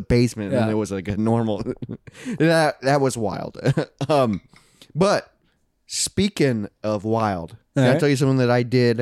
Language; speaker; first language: English; native; English